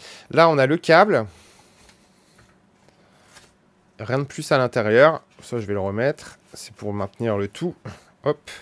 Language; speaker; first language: French; native; French